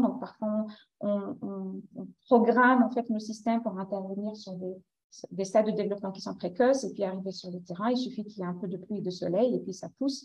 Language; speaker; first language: French; native; French